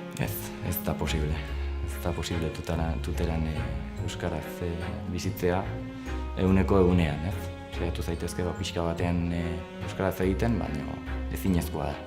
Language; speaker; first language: Basque; non-native, local second language; Spanish